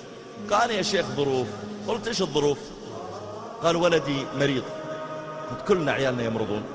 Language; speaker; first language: Arabic; native; Arabic